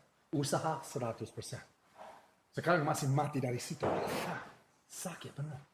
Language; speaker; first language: Indonesian; non-native, fluent; English